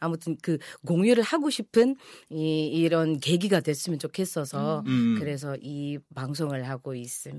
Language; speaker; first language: Korean; non-native, fluent; Filipino